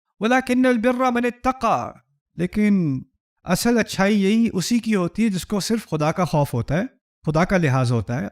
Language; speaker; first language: Urdu; early bilingual, heritage; Urdu